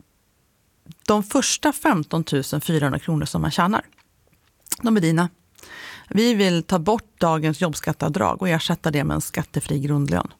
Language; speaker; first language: Swedish; native; Swedish